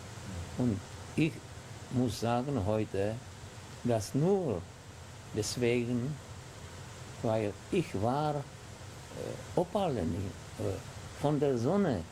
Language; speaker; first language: German; non-native, fluent; Czech